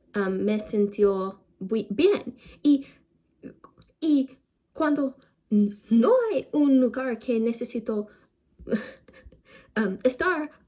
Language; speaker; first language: Spanish; non-native, learner; English